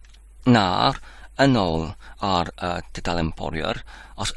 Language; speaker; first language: Welsh; non-native, learner; Polish